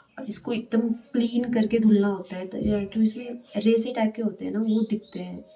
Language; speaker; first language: Hindi; native; Hindi